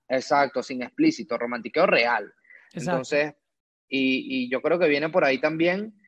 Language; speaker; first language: Spanish; native; Spanish